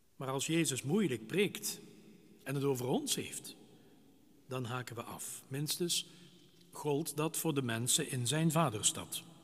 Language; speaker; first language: Dutch; native; Dutch